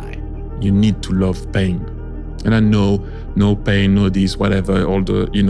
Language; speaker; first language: English; native; English